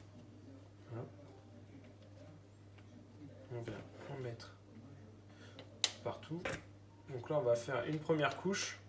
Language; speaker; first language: French; native; French